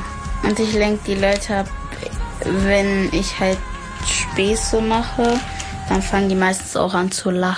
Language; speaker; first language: German; native; German